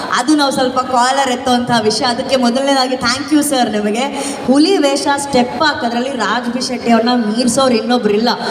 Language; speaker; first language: Kannada; non-native, local second language; Tulu